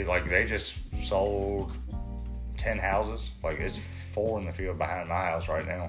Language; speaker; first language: English; native; English